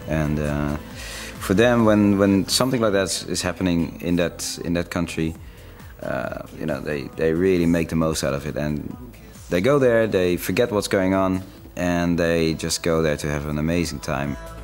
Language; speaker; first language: English; non-native, fluent; Dutch